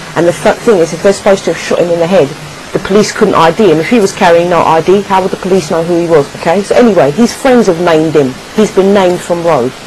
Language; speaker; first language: English; native; English